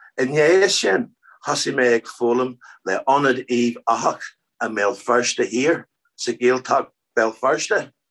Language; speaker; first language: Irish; non-native, local second language; English